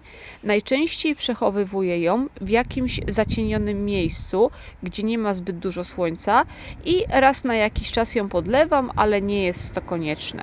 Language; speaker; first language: Polish; native; Polish